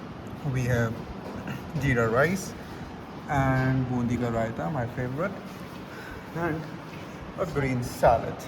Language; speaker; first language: English; non-native, local second language; Hindi